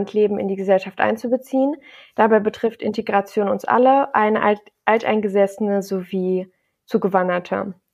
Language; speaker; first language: German; native; German